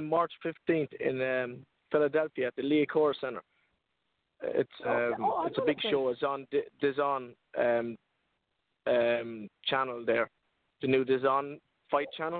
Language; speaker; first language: English; native; English